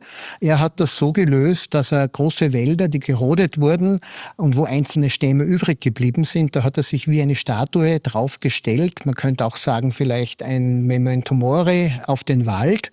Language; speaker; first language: German; native; German